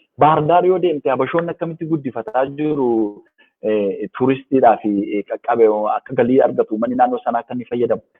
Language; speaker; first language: Oromo; native; Oromo